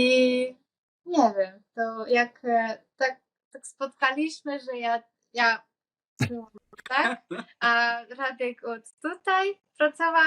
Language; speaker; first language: Polish; non-native, learner; Hungarian